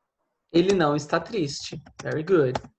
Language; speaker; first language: Portuguese; non-native, fluent; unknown